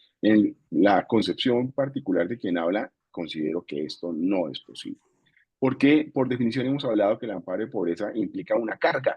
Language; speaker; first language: Spanish; native; Spanish